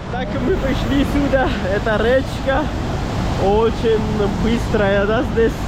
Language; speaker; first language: Russian; non-native, learner; Pashto